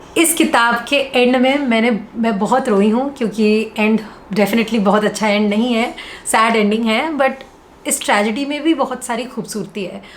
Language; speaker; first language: Hindi; non-native, local second language; Bangla